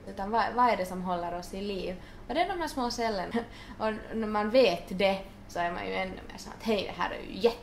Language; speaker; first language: Swedish; non-native, local second language; Finnish